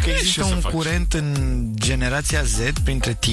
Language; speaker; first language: Romanian; native; Romanian